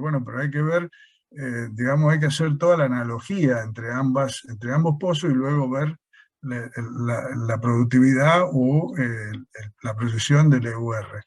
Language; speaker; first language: Spanish; native; Spanish